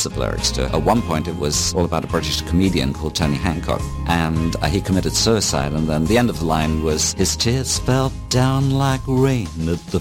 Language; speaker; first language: English; native; English